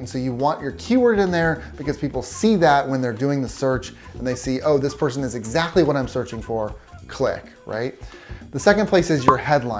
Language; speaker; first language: English; native; English